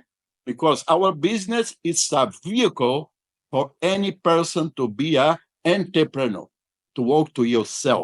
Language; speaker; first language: English; non-native, fluent; Portuguese